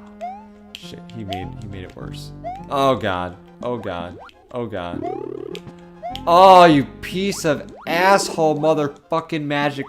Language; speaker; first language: English; native; English